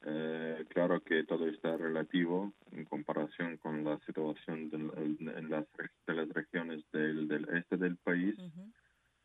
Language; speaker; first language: Spanish; non-native, fluent; Ukrainian